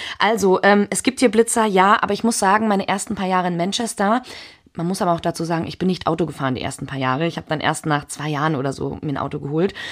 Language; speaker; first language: German; early bilingual, heritage; German